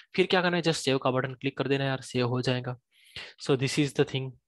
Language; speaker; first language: Hindi; native; Hindi